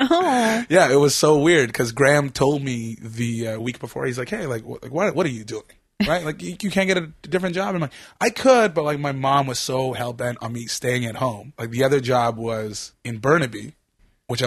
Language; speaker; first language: English; native; English